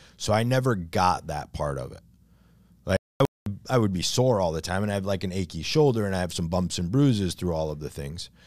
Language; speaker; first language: English; native; English